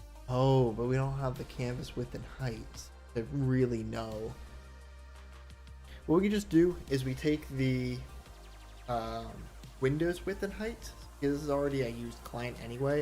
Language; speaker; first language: English; native; English